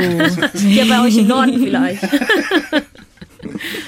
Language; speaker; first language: German; early bilingual, other home language; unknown